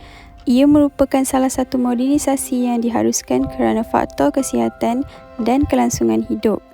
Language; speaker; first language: Malay; native; Malay